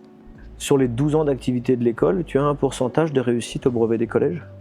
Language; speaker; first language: French; native; French